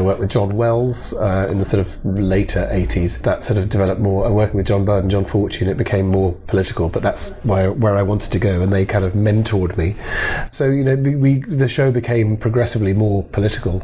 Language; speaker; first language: English; native; English